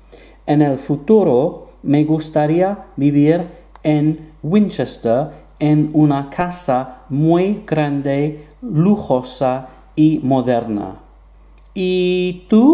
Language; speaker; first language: Spanish; non-native, fluent; English